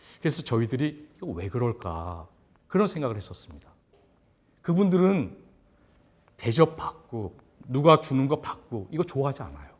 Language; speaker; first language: Korean; native; Korean